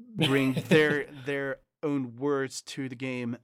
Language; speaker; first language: English; non-native, fluent; French